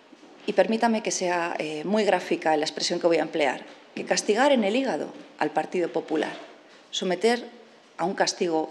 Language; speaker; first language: Spanish; native; Spanish